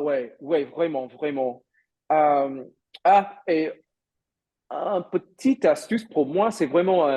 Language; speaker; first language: French; non-native, fluent; English